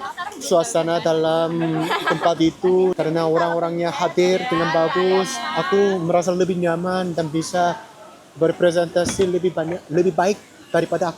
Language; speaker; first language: Indonesian; non-native, learner; Korean